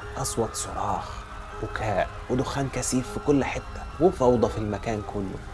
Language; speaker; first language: Arabic; native; Arabic